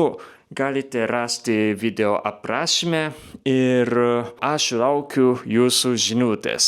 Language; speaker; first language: Lithuanian; non-native, fluent; Japanese